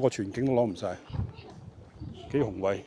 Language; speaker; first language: Cantonese; native; Cantonese